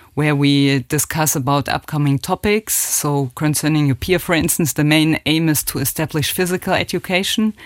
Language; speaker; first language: English; non-native, fluent; German